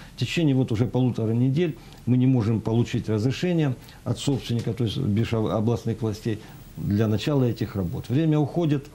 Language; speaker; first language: Russian; native; Russian